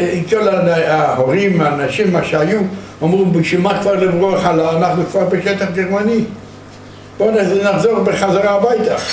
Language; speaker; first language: Hebrew; non-native, fluent; Yiddish